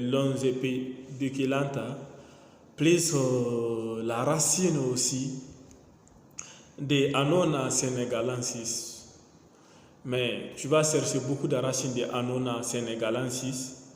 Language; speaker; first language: French; non-native, local second language; Mandingo